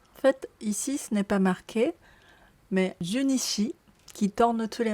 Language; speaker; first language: French; non-native, learner; Japanese